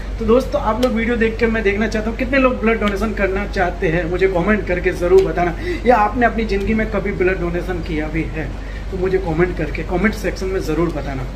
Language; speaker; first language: Hindi; non-native, local second language; Gujarati